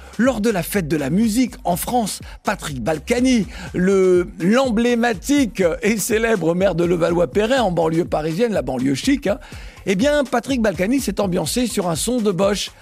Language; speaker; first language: French; native; French